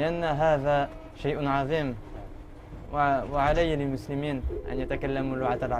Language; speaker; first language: Arabic; non-native, learner; French